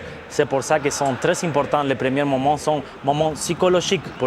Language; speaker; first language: French; non-native, fluent; Spanish